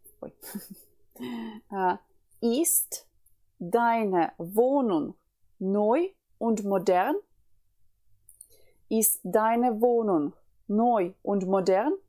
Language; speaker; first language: German; non-native, fluent; Ukrainian